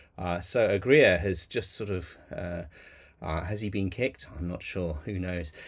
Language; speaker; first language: English; native; English